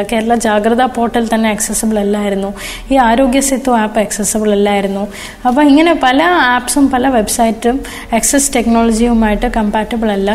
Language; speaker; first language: Malayalam; early bilingual, other home language; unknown